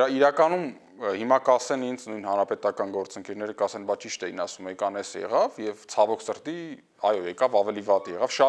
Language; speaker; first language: Armenian; native; Armenian